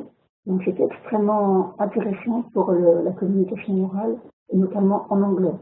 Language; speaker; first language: French; native; French